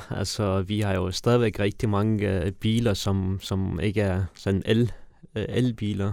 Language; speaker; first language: Danish; early bilingual, other home language; Persian